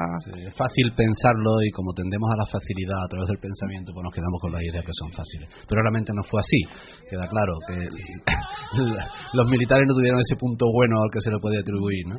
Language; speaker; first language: Spanish; native; Spanish